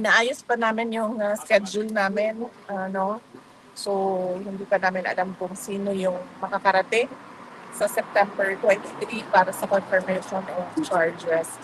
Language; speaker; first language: Filipino; non-native, local second language; Cebuano